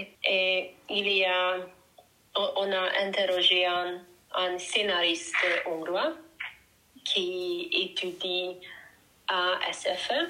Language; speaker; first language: French; non-native, learner; Hungarian